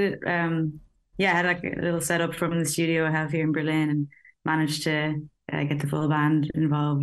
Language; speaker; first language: English; native; English